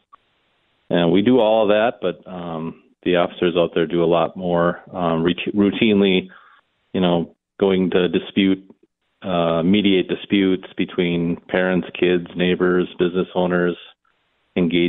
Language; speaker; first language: English; native; English